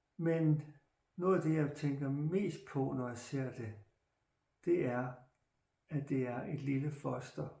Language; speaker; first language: Danish; native; Danish